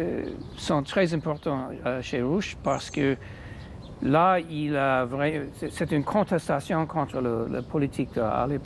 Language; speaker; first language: French; non-native, fluent; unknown